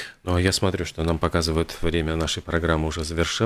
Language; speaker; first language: Russian; native; Russian